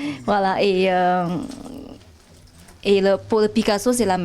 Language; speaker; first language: French; non-native, fluent; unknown